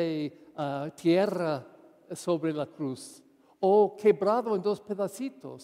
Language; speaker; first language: Spanish; non-native, fluent; English